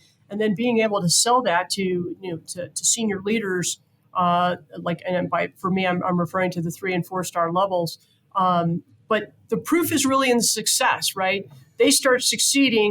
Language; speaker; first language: English; native; English